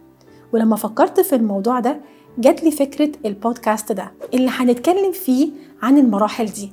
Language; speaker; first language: Arabic; native; Arabic